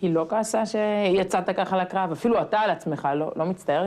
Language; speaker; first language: Hebrew; native; Hebrew